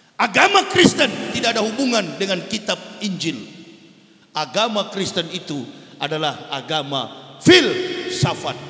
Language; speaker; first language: Indonesian; native; Indonesian